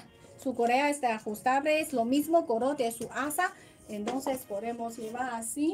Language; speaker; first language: Spanish; non-native, learner; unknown